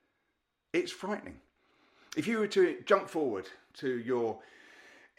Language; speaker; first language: English; native; English